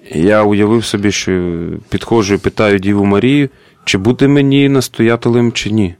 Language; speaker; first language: Ukrainian; native; Ukrainian